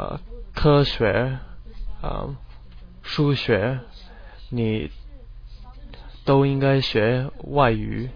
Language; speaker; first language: Chinese; non-native, learner; English